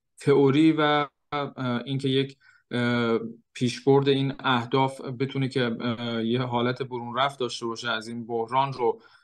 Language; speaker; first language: Persian; native; Persian